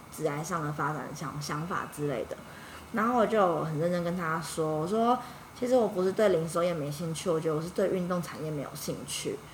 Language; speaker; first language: Chinese; native; Chinese